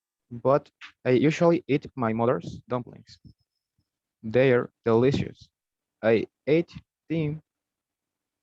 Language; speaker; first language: English; non-native, learner; Spanish